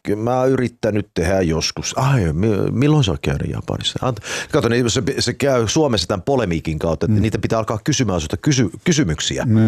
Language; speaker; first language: Finnish; non-native, fluent; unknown